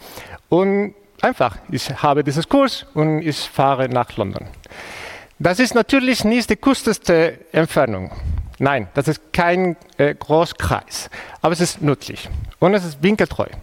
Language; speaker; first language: German; non-native, fluent; Spanish